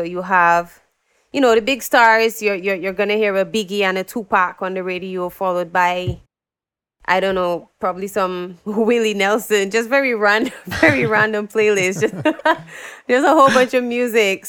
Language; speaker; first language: English; native; English